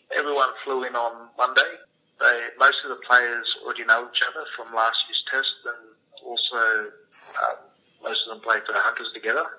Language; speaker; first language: English; early bilingual, other home language; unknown